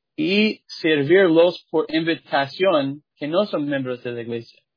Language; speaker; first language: Spanish; non-native, fluent; English